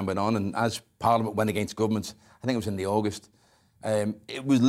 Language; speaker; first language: English; native; English